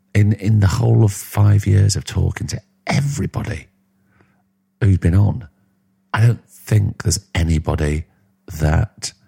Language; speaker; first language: English; native; English